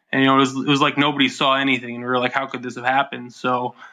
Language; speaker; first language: English; native; English